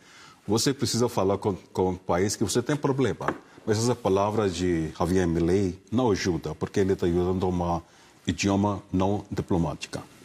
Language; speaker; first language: Portuguese; non-native, fluent; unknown